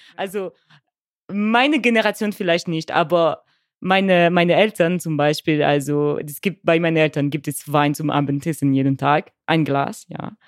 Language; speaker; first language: German; non-native, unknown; French